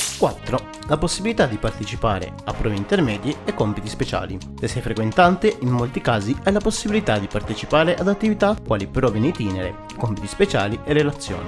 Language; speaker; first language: Italian; native; Italian